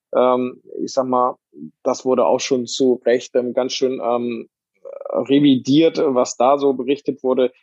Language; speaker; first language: German; native; German